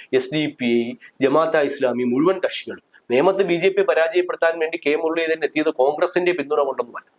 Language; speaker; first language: Malayalam; native; Malayalam